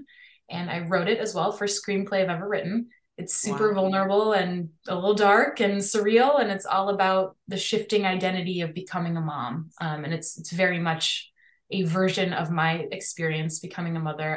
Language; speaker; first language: English; native; English